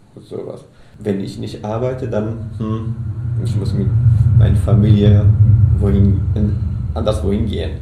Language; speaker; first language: German; non-native, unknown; Arabic